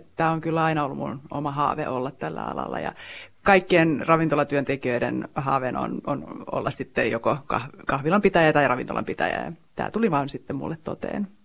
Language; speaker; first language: Finnish; non-native, local second language; Swedish